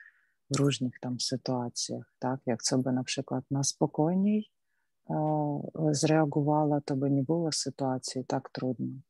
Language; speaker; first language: Polish; non-native, learner; Ukrainian